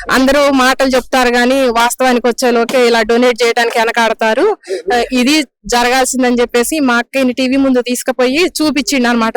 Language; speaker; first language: Telugu; native; Telugu